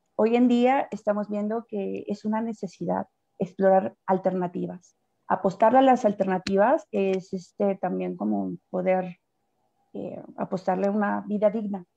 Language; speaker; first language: Spanish; native; Spanish